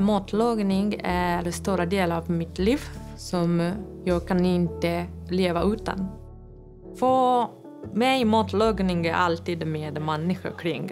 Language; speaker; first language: Swedish; non-native, fluent; Japanese